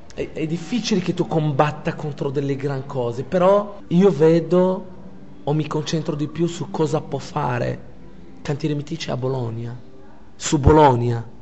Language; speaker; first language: Italian; non-native, fluent; Arabic